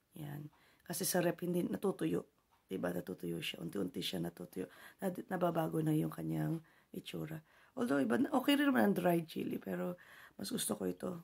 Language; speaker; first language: Filipino; native; Filipino